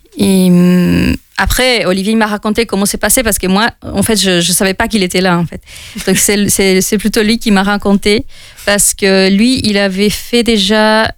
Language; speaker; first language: French; non-native, fluent; Spanish